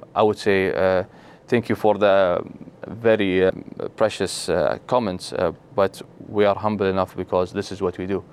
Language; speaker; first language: English; non-native, fluent; Arabic